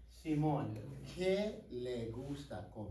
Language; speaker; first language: Spanish; non-native, fluent; English